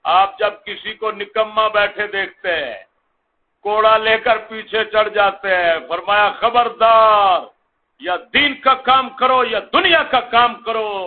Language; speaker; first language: Urdu; non-native, local second language; Punjabi